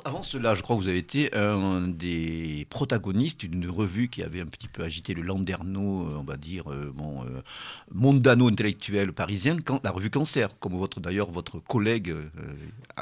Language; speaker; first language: French; native; French